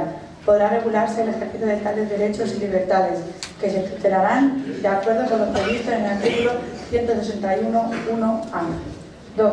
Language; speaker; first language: Spanish; native; Spanish